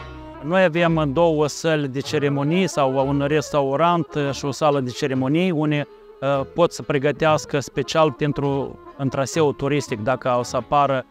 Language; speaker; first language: Romanian; native; Romanian